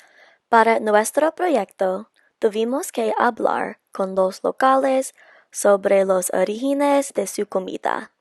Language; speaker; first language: Spanish; non-native, learner; English